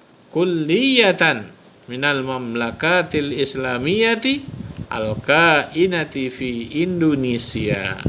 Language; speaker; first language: Arabic; non-native, fluent; Indonesian